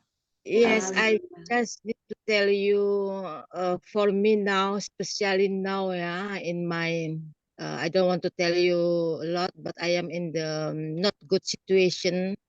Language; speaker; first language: English; non-native, learner; Indonesian